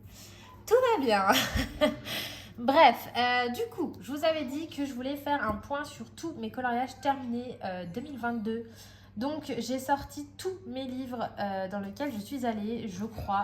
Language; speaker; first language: French; native; French